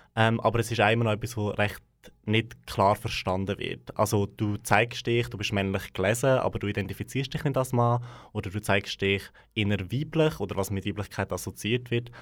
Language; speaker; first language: German; native; German